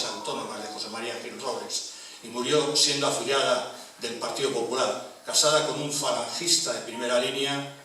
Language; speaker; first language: Spanish; native; Spanish